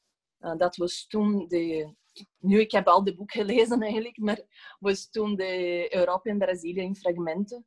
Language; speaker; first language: Dutch; non-native, fluent; Portuguese